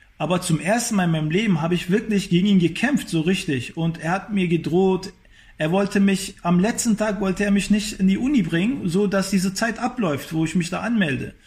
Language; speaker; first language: German; early bilingual, other home language; Turkish